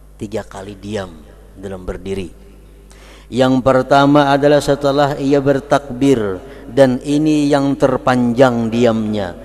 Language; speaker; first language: Indonesian; non-native, local second language; Banjar